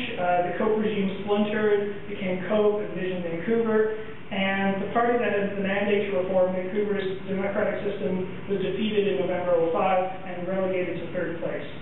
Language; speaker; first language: English; native; English